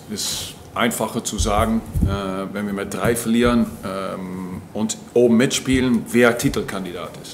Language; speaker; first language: German; non-native, fluent; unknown